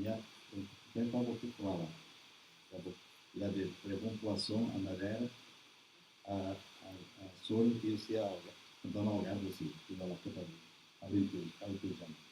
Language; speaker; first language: French; non-native, learner; Portuguese